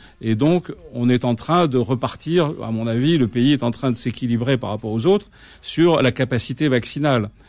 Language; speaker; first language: French; native; French